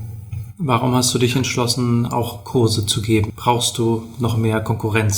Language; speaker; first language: German; native; German